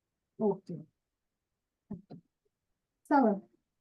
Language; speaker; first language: French; non-native, fluent; Hindi